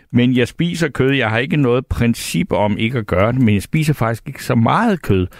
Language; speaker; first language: Danish; native; Danish